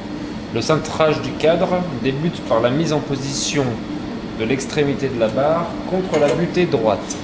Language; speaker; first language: French; native; French